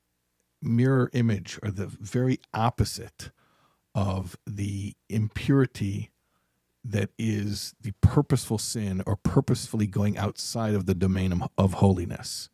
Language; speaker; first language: English; native; English